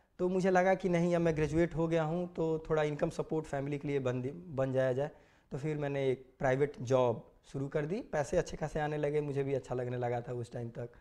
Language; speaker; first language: Hindi; native; Hindi